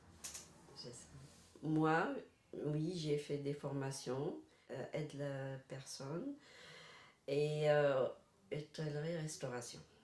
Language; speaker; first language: French; non-native, local second language; Arabic